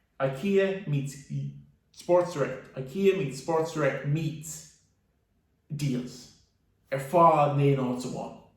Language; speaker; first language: Irish; native; Irish